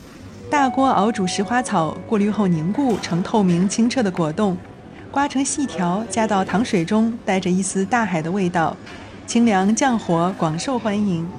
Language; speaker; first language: Chinese; native; Chinese